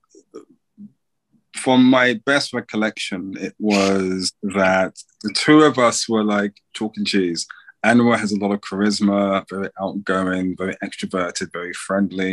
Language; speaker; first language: English; native; English